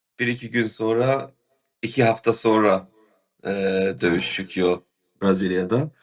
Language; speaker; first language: Turkish; early bilingual, heritage; Turkish